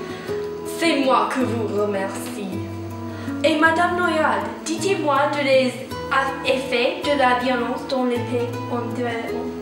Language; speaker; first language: French; non-native, learner; English